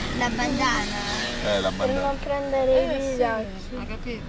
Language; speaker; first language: Italian; native; Italian